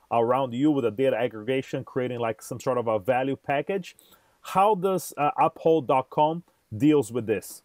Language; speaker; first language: English; non-native, fluent; Portuguese